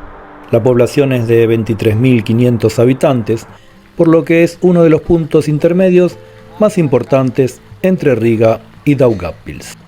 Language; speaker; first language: Spanish; native; Spanish